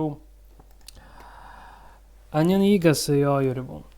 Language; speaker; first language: Korean; non-native, learner; Russian